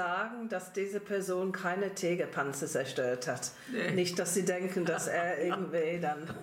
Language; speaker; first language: German; non-native, fluent; English